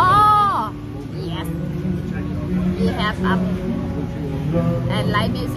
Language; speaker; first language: English; non-native, learner; Thai